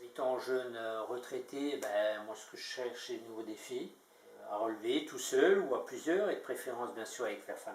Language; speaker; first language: French; native; French